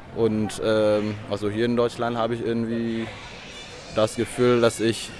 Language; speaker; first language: German; non-native, fluent; Indonesian